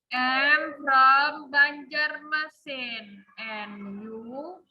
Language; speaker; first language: English; non-native, learner; Indonesian